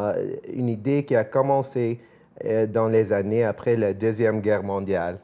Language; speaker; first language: French; non-native, fluent; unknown